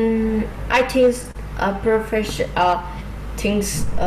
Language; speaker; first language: English; non-native, learner; Vietnamese